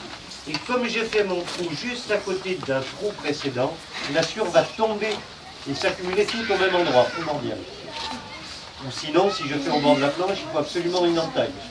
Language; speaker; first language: French; native; French